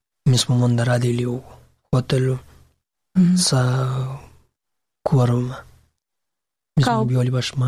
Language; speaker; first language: Serbian; non-native, learner; Pashto